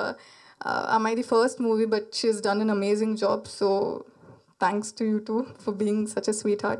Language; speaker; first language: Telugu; non-native, learner; Malayalam